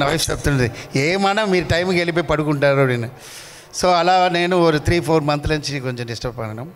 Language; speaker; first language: Telugu; non-native, learner; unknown